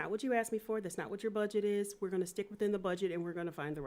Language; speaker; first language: English; native; English